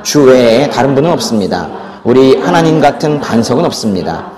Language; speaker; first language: Korean; native; Korean